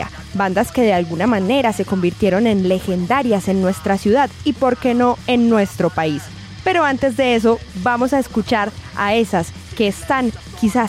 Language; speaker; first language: Spanish; native; Spanish